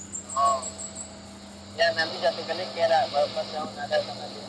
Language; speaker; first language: Malay; non-native, learner; Bangla